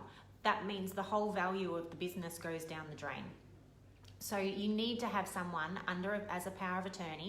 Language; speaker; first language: English; native; English